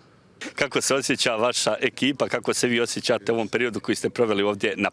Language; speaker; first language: Bosnian; native; Bosnian